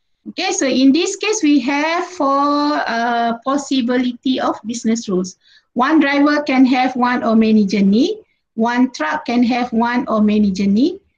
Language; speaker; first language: English; non-native, local second language; Malay